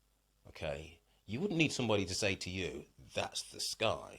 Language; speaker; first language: English; native; English